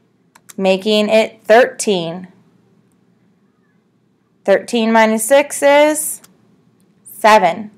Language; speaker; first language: English; native; English